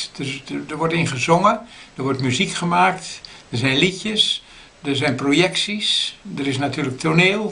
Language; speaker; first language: Dutch; native; Dutch